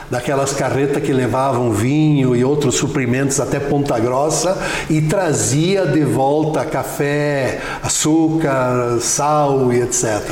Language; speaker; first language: Portuguese; non-native, local second language; Venetian